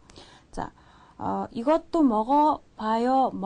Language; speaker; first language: Korean; non-native, fluent; Mongolian